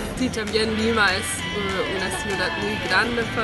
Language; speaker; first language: Spanish; non-native, learner; German